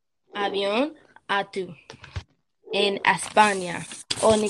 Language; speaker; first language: Spanish; non-native, learner; English